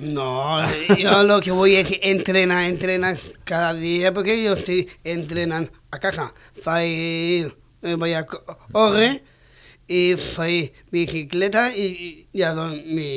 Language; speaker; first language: Catalan; non-native, local second language; Spanish